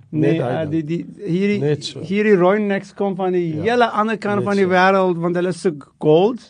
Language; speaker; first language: Afrikaans; non-native, local second language; English